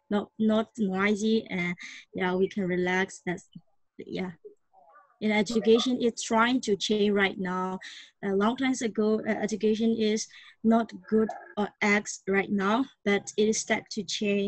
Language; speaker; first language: English; non-native, learner; Burmese